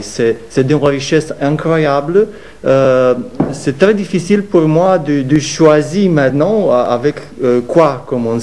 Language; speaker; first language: French; non-native, fluent; Romanian